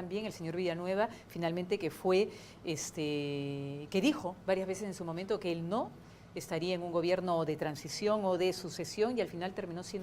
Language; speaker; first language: Spanish; native; Spanish